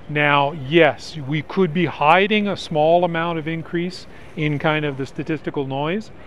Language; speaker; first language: English; native; English